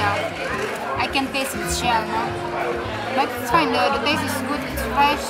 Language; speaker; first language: English; non-native, fluent; Indonesian